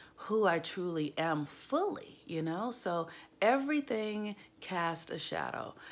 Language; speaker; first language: English; native; English